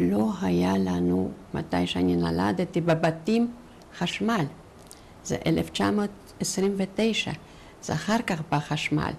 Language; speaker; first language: Hebrew; non-native, fluent; Yiddish